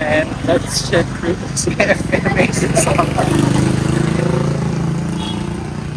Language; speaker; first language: English; non-native, learner; Turkish